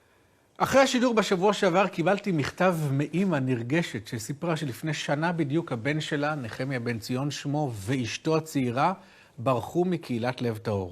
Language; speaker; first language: Hebrew; native; Hebrew